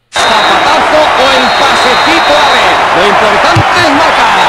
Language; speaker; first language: Spanish; native; Spanish